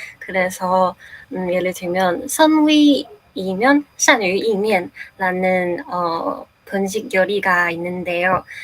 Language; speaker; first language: Korean; non-native, fluent; Chinese